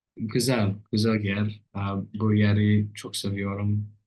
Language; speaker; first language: Turkish; non-native, learner; English